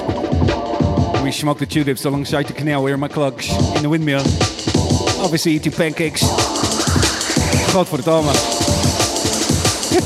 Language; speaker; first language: English; native; English